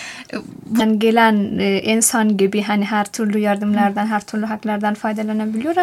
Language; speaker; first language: Turkish; non-native, fluent; Persian